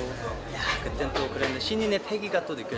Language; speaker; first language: Korean; native; Korean